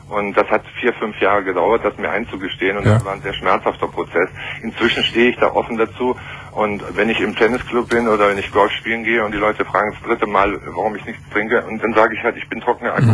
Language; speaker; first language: German; native; German